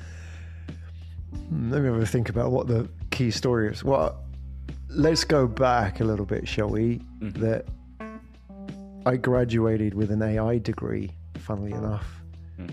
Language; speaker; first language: English; native; English